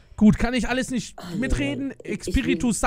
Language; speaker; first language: German; native; German